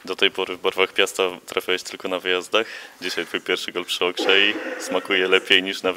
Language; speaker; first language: Polish; native; Polish